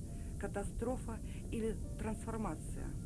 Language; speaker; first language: Russian; native; Russian